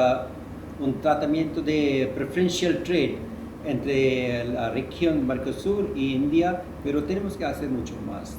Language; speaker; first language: Spanish; non-native, fluent; Hindi